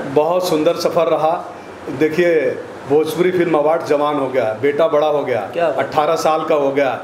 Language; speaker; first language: Hindi; native; Hindi